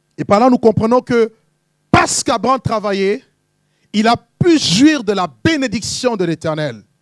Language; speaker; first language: French; non-native, local second language; Lingala